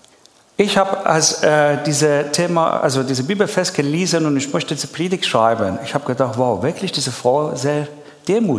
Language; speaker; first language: German; non-native, learner; Persian